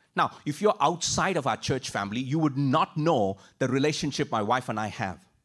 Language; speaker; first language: English; non-native, local second language; Tamil